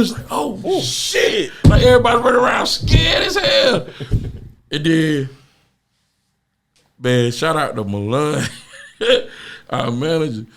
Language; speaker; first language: English; native; English